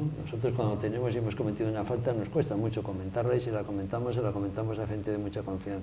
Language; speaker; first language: Spanish; native; Spanish